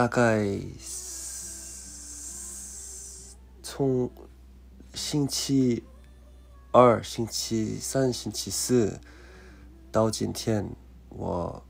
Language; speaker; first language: Chinese; non-native, learner; Korean